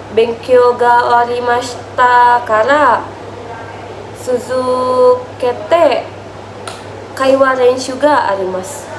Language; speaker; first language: Japanese; non-native, learner; Indonesian